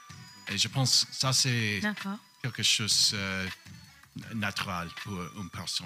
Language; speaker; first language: French; non-native, learner; English